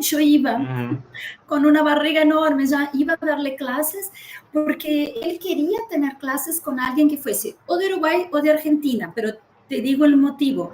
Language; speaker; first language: Spanish; early bilingual, heritage; Spanish